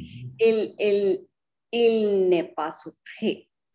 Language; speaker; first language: French; non-native, learner; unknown